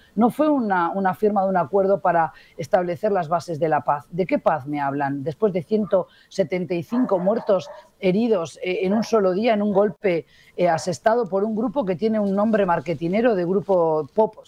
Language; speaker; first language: Spanish; native; Spanish